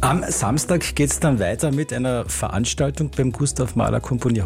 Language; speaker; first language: German; native; German